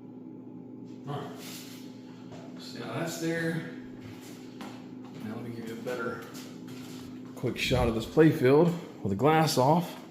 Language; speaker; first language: English; native; English